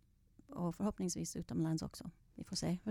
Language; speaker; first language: Swedish; non-native, fluent; English